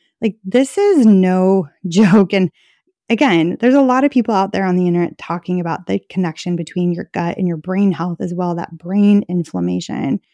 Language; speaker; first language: English; native; English